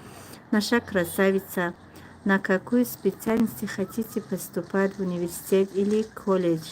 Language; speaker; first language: Russian; non-native, fluent; Tajik